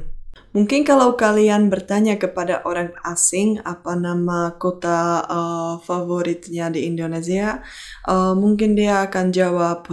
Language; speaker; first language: Indonesian; non-native, fluent; Czech